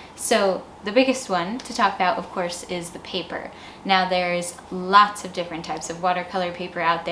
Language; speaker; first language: English; native; English